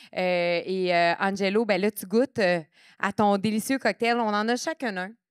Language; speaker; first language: French; native; French